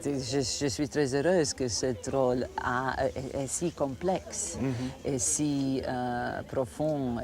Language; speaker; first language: French; non-native, fluent; Croatian